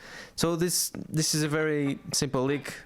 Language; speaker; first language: English; non-native, fluent; Portuguese